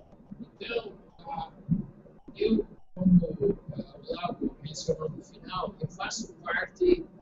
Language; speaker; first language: Portuguese; non-native, fluent; English